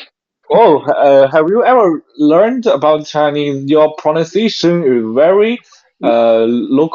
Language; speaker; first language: English; non-native, learner; Chinese